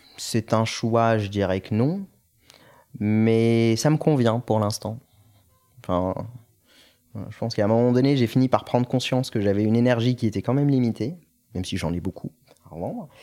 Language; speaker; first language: French; non-native, local second language; Arabic